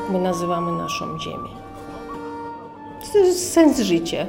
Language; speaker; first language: Polish; non-native, fluent; Chechen